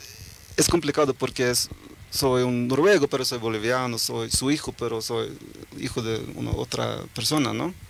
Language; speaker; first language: Spanish; early bilingual, heritage; Norwegian